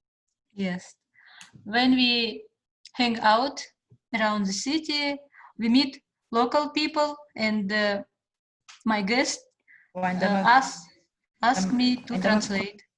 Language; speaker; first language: English; non-native, fluent; Russian